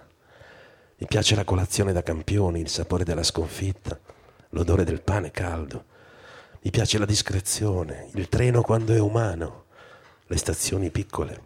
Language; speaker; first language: Italian; native; Italian